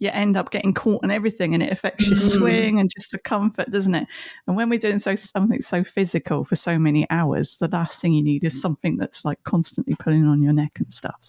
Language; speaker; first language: English; native; English